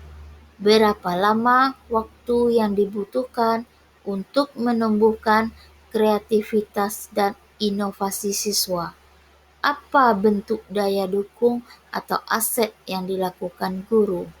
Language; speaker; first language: Indonesian; native; Indonesian